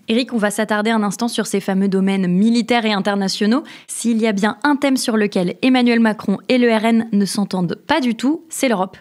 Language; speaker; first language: French; native; French